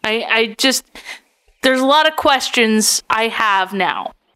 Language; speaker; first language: English; native; English